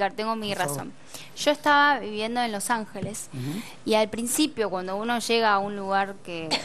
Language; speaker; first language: Spanish; native; Spanish